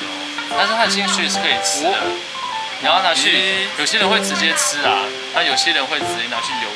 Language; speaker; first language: Chinese; native; Chinese